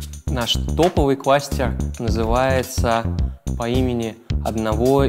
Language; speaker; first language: Russian; native; Russian